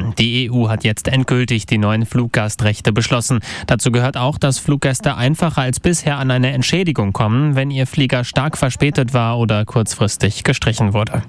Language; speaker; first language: German; native; German